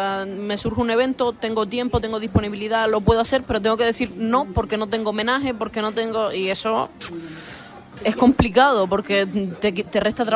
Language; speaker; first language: Spanish; native; Spanish